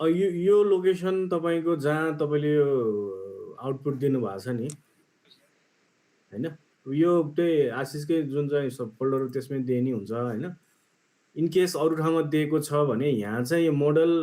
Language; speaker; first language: Nepali; native; Nepali